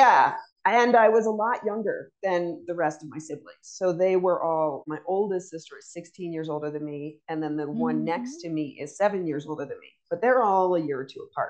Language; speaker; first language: English; native; English